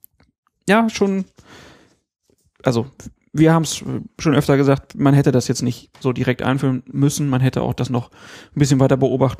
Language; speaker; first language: German; native; German